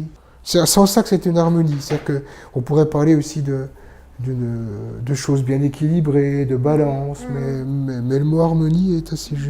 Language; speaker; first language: French; native; French